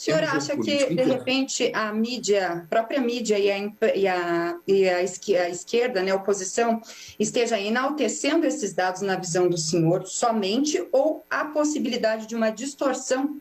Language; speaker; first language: Portuguese; native; Portuguese